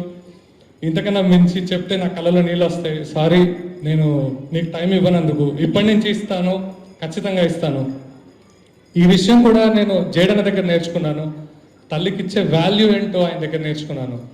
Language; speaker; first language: Telugu; native; Telugu